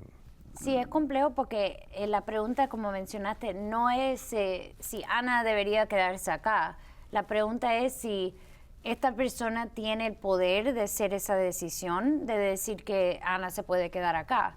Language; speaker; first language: Spanish; early bilingual, heritage; Spanish